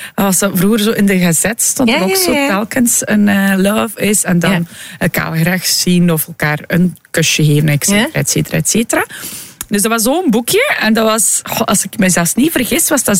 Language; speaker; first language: Dutch; non-native, fluent; Russian